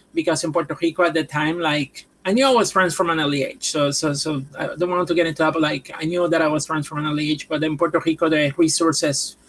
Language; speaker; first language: English; non-native, fluent; Spanish